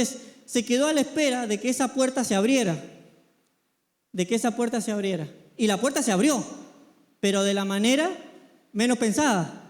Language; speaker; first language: Spanish; native; Spanish